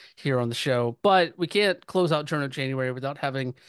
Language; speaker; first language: English; native; English